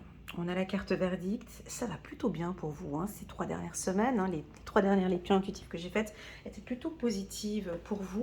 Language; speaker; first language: French; native; French